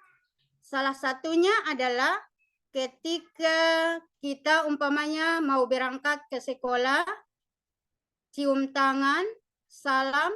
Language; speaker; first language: Indonesian; native; Indonesian